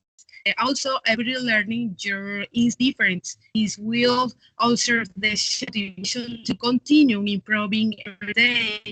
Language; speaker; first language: English; non-native, learner; Spanish